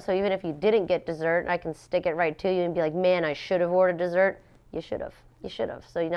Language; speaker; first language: English; native; English